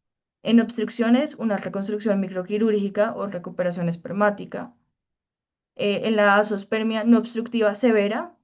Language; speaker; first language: Spanish; native; Spanish